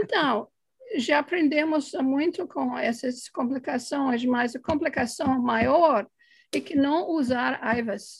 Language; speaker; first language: Portuguese; non-native, fluent; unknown